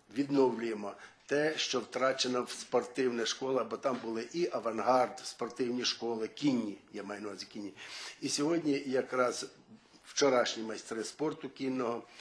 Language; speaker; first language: Ukrainian; native; Ukrainian